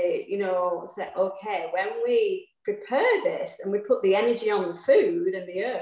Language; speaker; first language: English; native; English